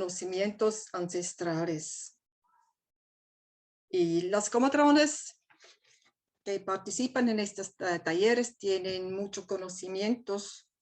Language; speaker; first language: Spanish; non-native, fluent; German